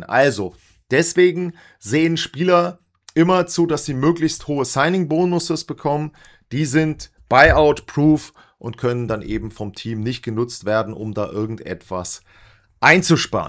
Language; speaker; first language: German; native; German